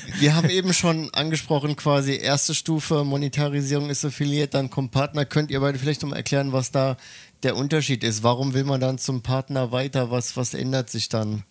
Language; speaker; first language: German; native; German